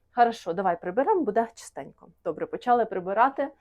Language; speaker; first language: Ukrainian; non-native, local second language; Russian